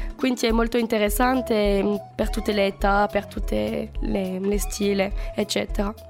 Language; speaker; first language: Italian; non-native, learner; French